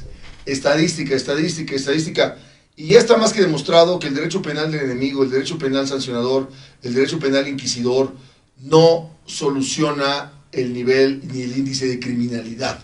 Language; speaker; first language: Spanish; native; Spanish